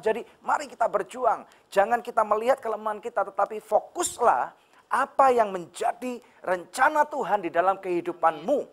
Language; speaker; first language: Indonesian; native; Indonesian